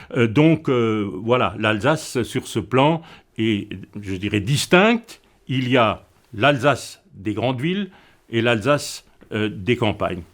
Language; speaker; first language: French; non-native, local second language; Swiss German